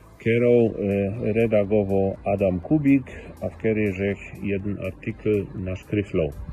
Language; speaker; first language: Polish; native; Polish